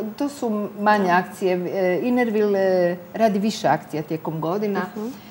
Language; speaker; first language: Croatian; native; Croatian